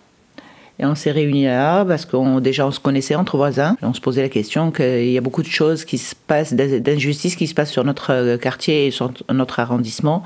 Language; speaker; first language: French; early bilingual, other home language; Arabic